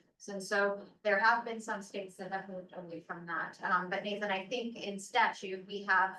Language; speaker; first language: English; native; English